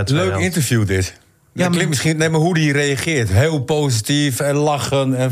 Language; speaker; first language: Dutch; native; Dutch